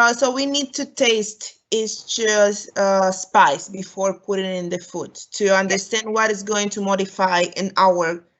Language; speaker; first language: English; non-native, fluent; Romanian